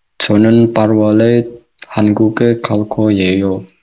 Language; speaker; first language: Korean; non-native, learner; Indonesian